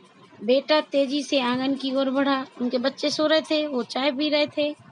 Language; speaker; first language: Hindi; native; Hindi